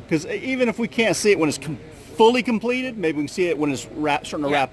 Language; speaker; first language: English; native; English